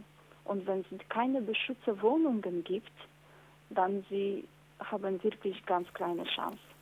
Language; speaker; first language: German; non-native, fluent; Polish